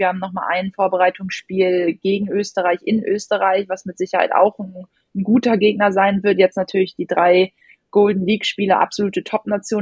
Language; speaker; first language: German; native; German